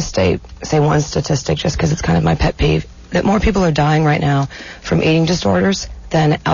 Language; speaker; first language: English; native; English